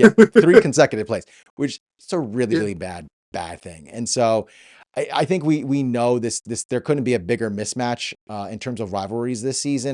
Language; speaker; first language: English; native; English